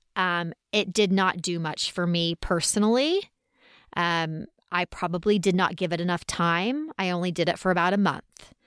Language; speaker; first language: English; native; English